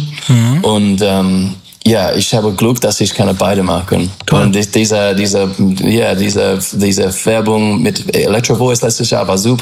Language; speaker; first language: German; non-native, learner; English